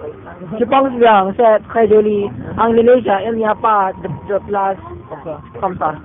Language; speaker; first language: French; non-native, learner; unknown